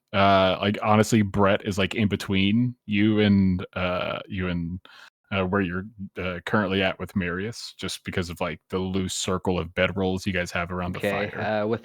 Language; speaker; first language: English; native; English